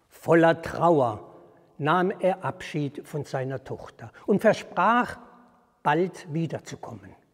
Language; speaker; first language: German; native; German